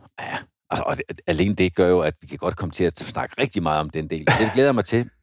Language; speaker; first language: Danish; native; Danish